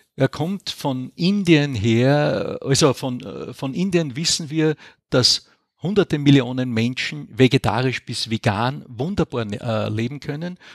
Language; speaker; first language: German; native; German